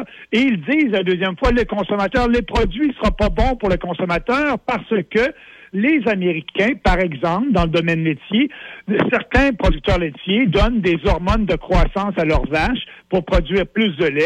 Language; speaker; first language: French; native; French